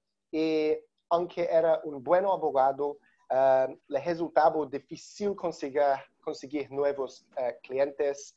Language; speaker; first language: Spanish; non-native, learner; Portuguese